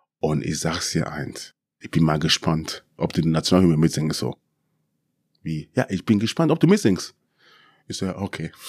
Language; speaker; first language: German; early bilingual, other home language; Akan